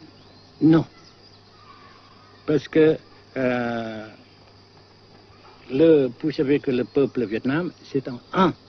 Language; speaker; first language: French; non-native, fluent; Vietnamese